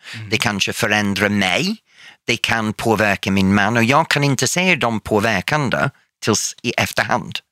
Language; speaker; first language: Swedish; non-native, fluent; English